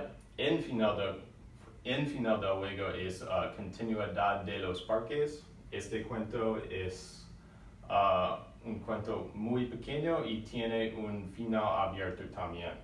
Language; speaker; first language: Spanish; non-native, learner; English